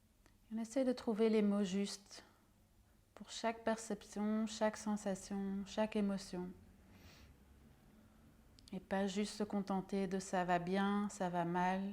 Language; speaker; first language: French; native; French